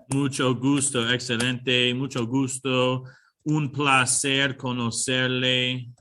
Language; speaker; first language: Spanish; non-native, fluent; English